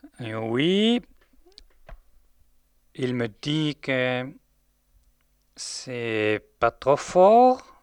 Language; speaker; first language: French; non-native, local second language; German